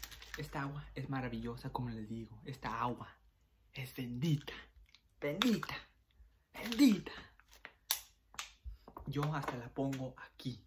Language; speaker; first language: Spanish; early bilingual, heritage; Spanish